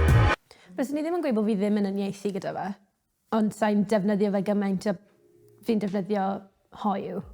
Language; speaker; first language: Welsh; native; Welsh